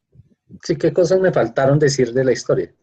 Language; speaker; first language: Spanish; native; Spanish